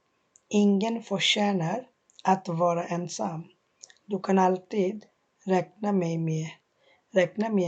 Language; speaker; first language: Swedish; non-native, fluent; Bangla